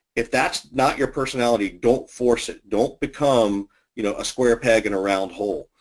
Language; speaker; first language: English; native; English